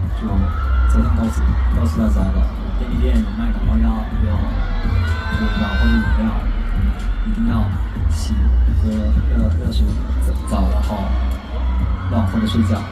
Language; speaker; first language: Chinese; non-native, learner; Korean